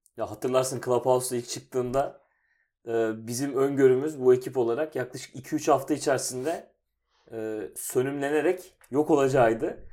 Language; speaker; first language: Turkish; native; Turkish